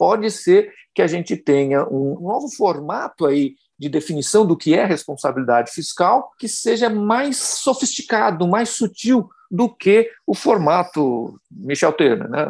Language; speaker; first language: Portuguese; native; Portuguese